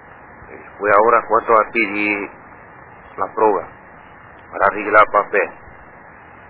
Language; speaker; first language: Spanish; non-native, learner; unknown